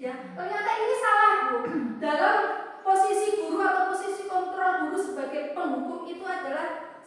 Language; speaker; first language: Indonesian; non-native, local second language; Javanese